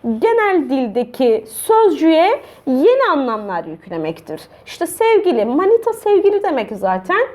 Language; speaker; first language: Turkish; native; Turkish